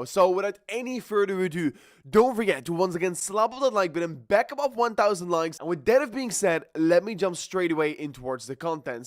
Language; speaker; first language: English; non-native, fluent; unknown